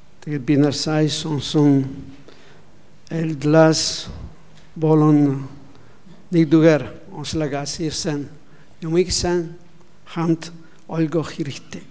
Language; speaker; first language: Mongolian; non-native, learner; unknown